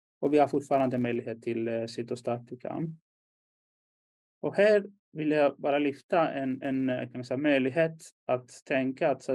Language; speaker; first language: Swedish; non-native, fluent; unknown